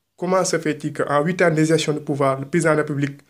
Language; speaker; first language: French; non-native, local second language; Wolof